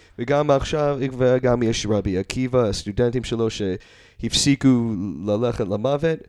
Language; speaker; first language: Hebrew; non-native, learner; English